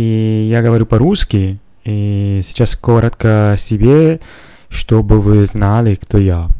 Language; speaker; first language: Russian; non-native, fluent; Italian